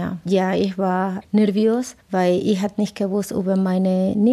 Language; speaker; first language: German; non-native, fluent; Spanish